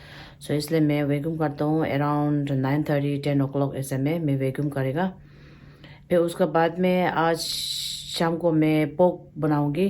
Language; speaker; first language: Hindi; non-native, local second language; Tibetan